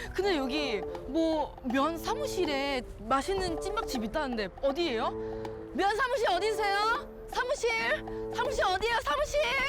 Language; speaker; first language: Korean; non-native, fluent; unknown